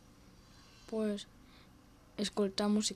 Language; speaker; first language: Catalan; non-native, local second language; Spanish